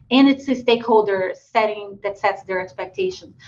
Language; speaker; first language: English; non-native, fluent; Portuguese